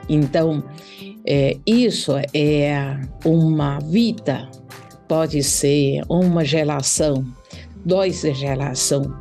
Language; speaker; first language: Portuguese; non-native, learner; Chinese